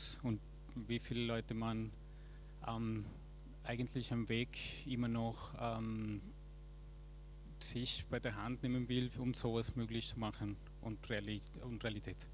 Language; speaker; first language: German; non-native, fluent; Spanish